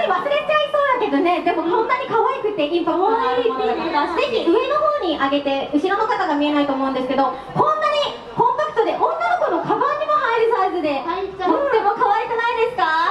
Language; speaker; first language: Japanese; native; Japanese